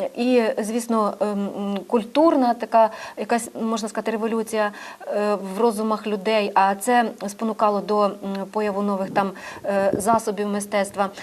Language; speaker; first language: Ukrainian; native; Ukrainian